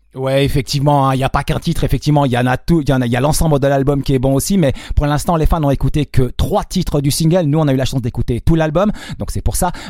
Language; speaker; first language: French; native; French